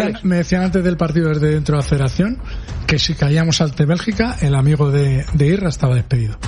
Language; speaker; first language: Spanish; native; Spanish